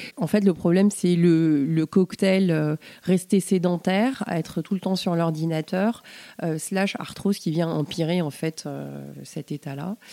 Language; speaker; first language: French; native; French